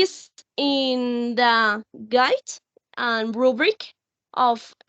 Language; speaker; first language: English; non-native, learner; Spanish